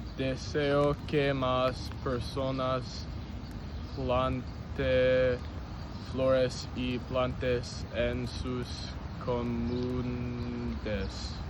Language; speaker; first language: Spanish; non-native, learner; English